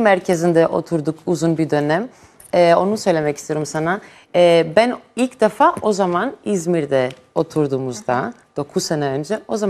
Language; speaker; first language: Turkish; non-native, fluent; Greek